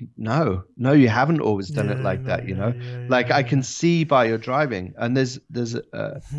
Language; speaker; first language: English; native; English